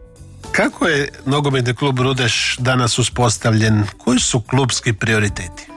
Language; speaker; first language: Bosnian; native; Bosnian